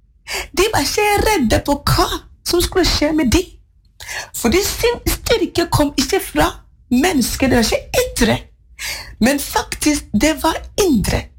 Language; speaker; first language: Norwegian; non-native, fluent; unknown